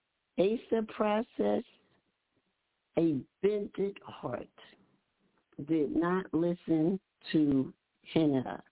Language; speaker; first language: English; native; English